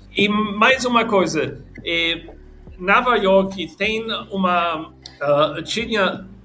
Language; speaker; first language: Portuguese; non-native, learner; English